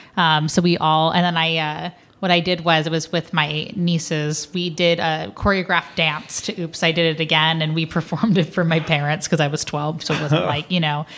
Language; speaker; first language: English; native; English